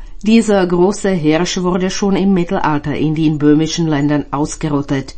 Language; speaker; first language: German; native; German